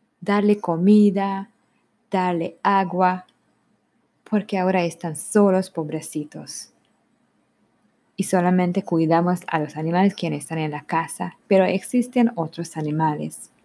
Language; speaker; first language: Spanish; non-native, learner; Hungarian